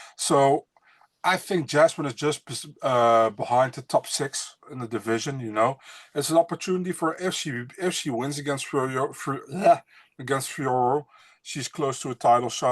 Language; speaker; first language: English; non-native, fluent; Dutch